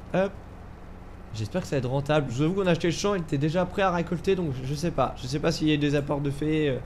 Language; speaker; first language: French; native; French